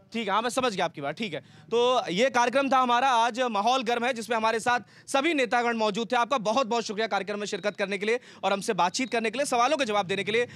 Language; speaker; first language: Hindi; native; Hindi